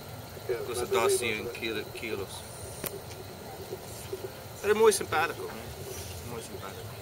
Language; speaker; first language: Spanish; non-native, learner; English